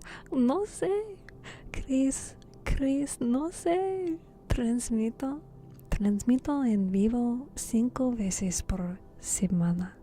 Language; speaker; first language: Spanish; non-native, learner; English